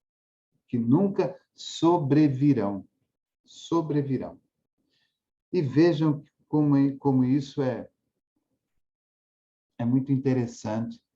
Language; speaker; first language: Portuguese; native; Portuguese